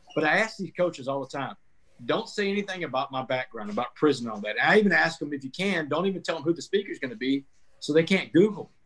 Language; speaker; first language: English; native; English